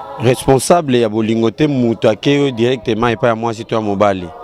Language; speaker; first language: Lingala; non-native, local second language; Kongo